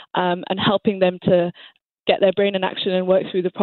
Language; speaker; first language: English; native; English